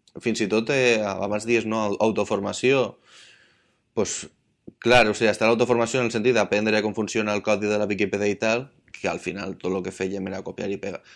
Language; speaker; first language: Catalan; native; Catalan